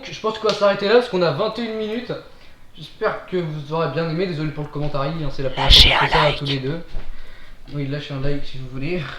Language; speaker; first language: French; native; French